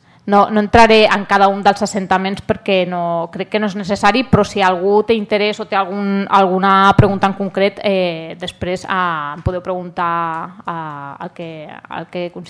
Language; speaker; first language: Catalan; native; Catalan